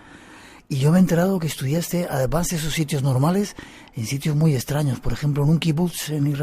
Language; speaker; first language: Spanish; native; Spanish